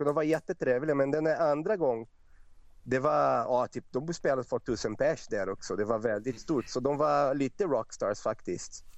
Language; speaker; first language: Swedish; non-native, fluent; Portuguese